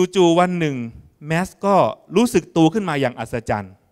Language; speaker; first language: Thai; native; Thai